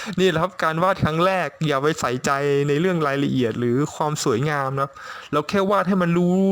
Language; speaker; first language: Thai; native; Thai